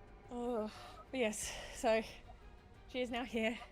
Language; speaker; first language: English; native; English